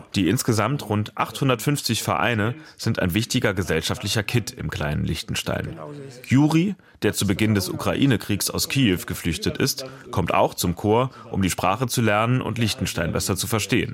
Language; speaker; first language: German; native; German